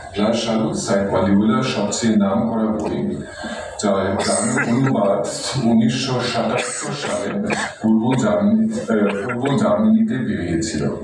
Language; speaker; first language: Bangla; non-native, fluent; German